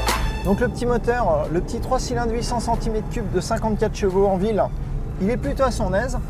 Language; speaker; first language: French; native; French